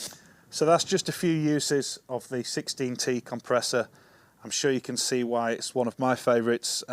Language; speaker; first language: English; native; English